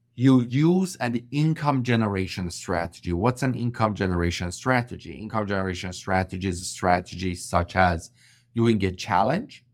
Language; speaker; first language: English; non-native, fluent; Persian